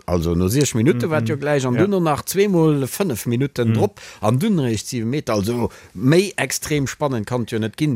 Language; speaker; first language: Luxembourgish; native; Luxembourgish